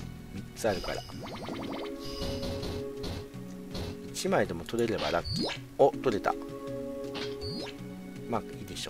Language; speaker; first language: Japanese; native; Japanese